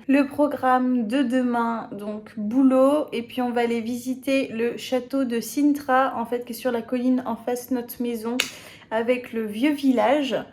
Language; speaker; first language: French; native; French